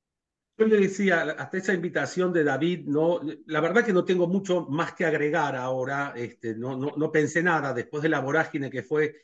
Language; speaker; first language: Spanish; native; Spanish